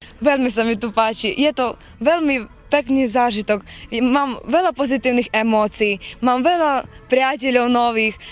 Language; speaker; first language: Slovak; non-native, learner; Ukrainian